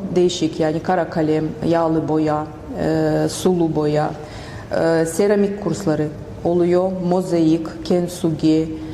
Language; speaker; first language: Turkish; non-native, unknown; Russian